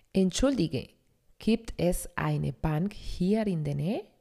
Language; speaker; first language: German; non-native, fluent; Spanish